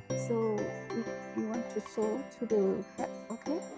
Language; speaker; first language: English; non-native, learner; Indonesian